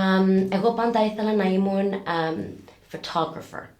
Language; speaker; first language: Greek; early bilingual, heritage; English